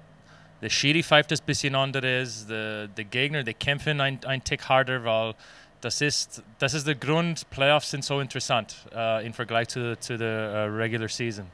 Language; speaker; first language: German; non-native, fluent; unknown